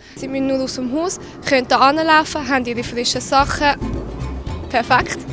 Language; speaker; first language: German; native; German